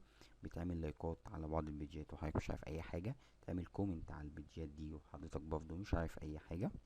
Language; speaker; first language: Arabic; native; Arabic